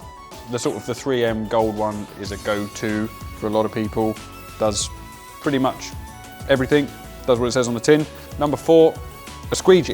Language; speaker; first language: English; native; English